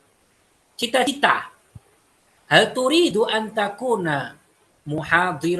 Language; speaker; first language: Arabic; non-native, fluent; Indonesian